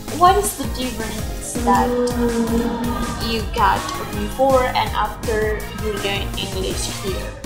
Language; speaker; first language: English; non-native, fluent; Indonesian